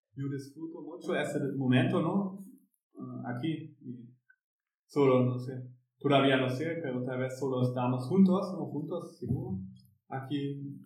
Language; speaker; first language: Spanish; non-native, learner; German